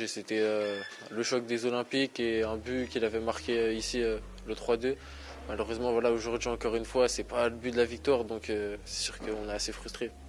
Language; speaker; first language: French; native; French